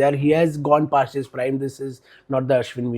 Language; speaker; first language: English; non-native, local second language; Hindi